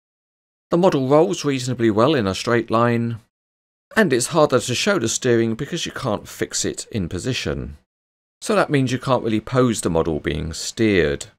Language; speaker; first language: English; native; English